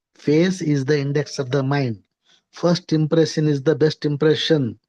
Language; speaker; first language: English; non-native, local second language; Marathi